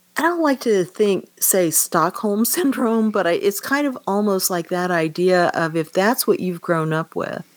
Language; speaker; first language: English; native; English